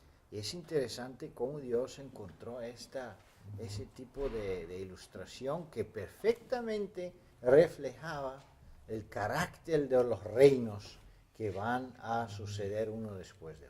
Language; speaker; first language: Spanish; non-native, fluent; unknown